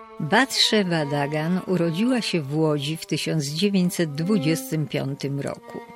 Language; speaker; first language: Polish; native; Polish